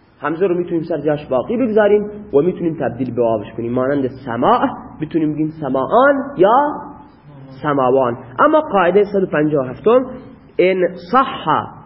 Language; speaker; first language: Persian; non-native, local second language; Baluchi